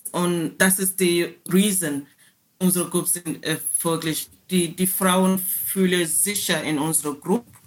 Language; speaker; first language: German; non-native, learner; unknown